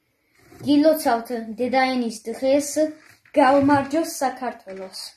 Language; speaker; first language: Georgian; early bilingual, heritage; Georgian